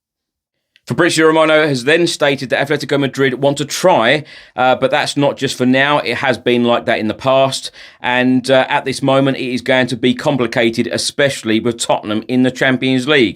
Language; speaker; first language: English; native; English